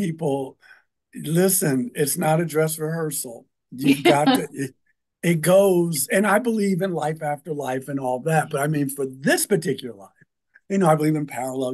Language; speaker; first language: English; native; English